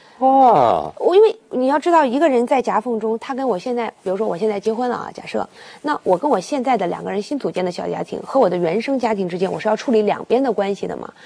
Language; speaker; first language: Chinese; native; Chinese